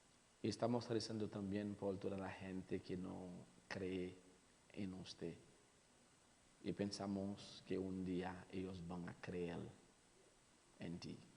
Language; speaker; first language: Spanish; non-native, learner; Haitian Creole